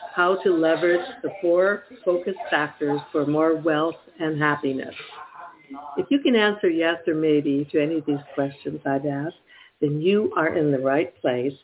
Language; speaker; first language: English; native; English